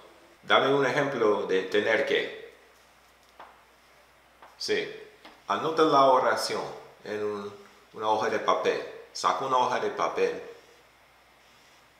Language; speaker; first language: Spanish; non-native, fluent; English